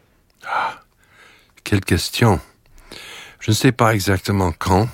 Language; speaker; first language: French; non-native, fluent; English